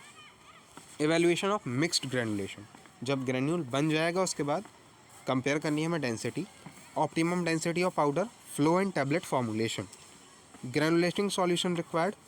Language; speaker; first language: Hindi; native; Hindi